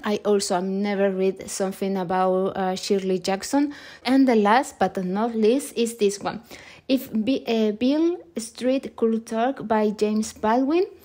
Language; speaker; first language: English; non-native, learner; Spanish